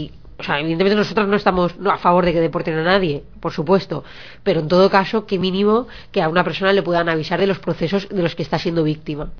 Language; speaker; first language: Spanish; native; Spanish